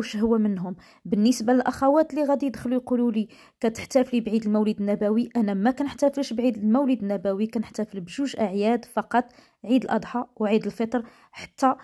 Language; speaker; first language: Arabic; native; Arabic